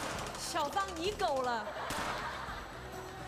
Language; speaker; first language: Chinese; native; Chinese